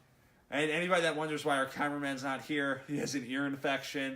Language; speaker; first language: English; native; English